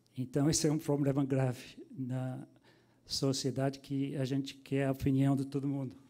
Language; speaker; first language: Portuguese; non-native, fluent; English